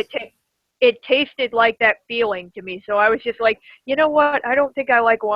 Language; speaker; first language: English; native; English